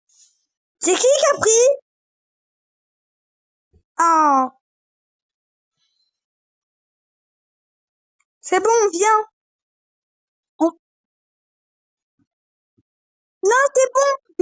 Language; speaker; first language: French; native; French